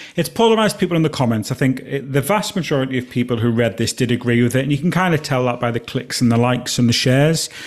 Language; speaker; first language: English; native; English